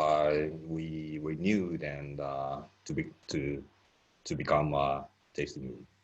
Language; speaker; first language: English; non-native, fluent; Japanese